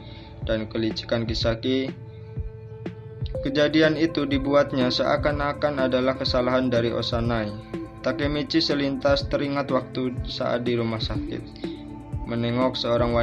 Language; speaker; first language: Indonesian; native; Indonesian